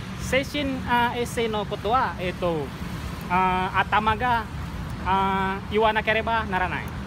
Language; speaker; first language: Japanese; non-native, learner; Indonesian